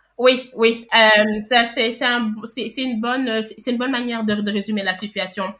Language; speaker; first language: French; non-native, local second language; Wolof